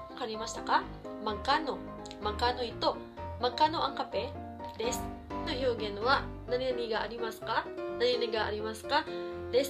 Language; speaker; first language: Japanese; non-native, fluent; Filipino